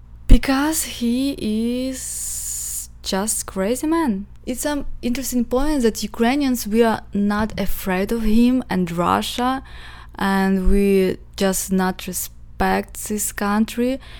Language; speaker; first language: English; non-native, learner; Ukrainian